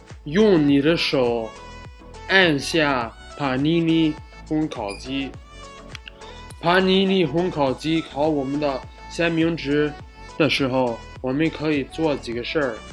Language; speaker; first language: Chinese; non-native, learner; English